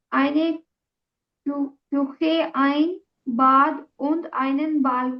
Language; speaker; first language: German; non-native, learner; Urdu